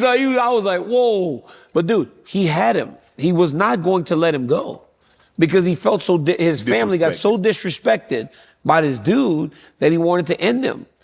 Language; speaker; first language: English; native; English